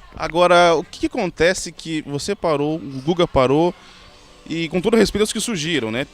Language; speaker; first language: Portuguese; native; Portuguese